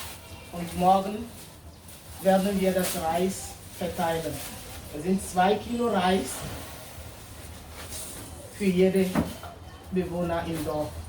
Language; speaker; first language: German; non-native, fluent; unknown